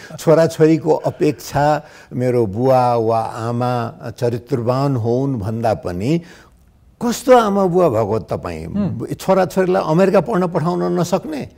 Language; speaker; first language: Nepali; non-native, local second language; Maithili